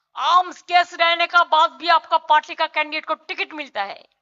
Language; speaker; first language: Hindi; non-native, local second language; Bangla